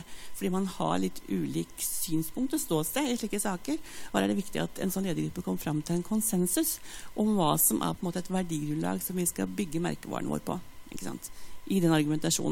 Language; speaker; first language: Norwegian; native; Norwegian